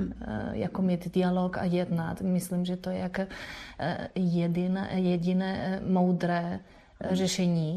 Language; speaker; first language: Czech; non-native, fluent; Spanish